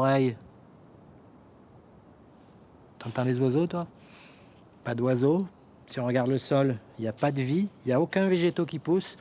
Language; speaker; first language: French; native; French